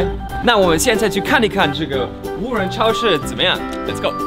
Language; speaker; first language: Chinese; non-native, fluent; German